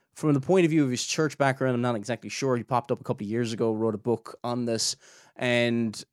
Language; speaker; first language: English; native; English